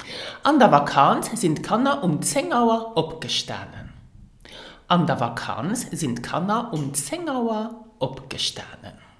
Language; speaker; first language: German; non-native, learner; English